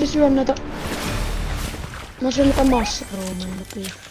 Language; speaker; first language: Finnish; native; Finnish